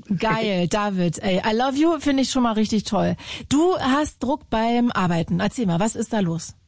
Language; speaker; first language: German; native; German